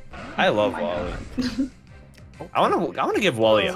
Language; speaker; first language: English; native; English